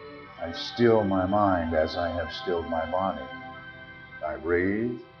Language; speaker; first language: English; native; English